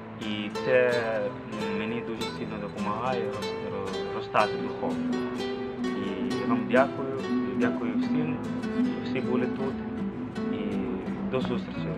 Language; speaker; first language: Ukrainian; non-native, learner; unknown